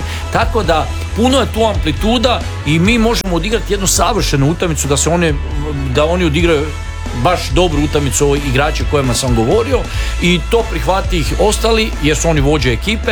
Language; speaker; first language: Serbian; native; Serbian